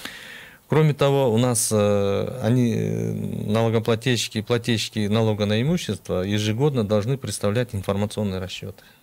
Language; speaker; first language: Russian; non-native, local second language; Kyrgyz